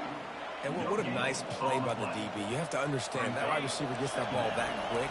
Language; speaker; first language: English; native; English